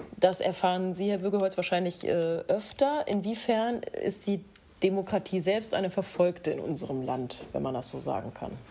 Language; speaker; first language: German; native; German